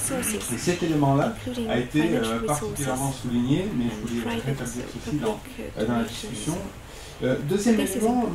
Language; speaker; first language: French; native; French